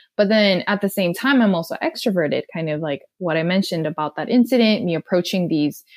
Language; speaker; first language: English; non-native, fluent; Korean